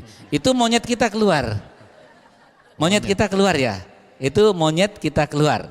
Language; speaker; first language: Indonesian; native; Indonesian